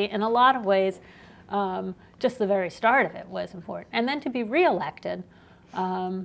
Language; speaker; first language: English; native; English